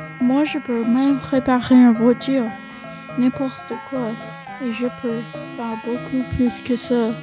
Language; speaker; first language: French; non-native, local second language; English